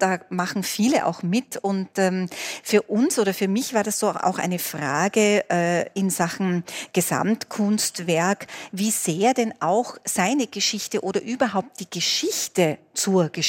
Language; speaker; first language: German; native; German